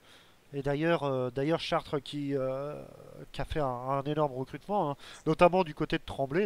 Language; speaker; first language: French; native; French